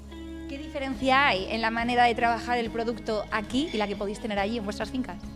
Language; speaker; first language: Spanish; native; Spanish